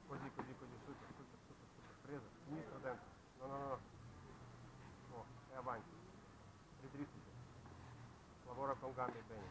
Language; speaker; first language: Italian; non-native, fluent; Russian